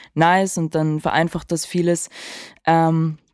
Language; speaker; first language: German; native; German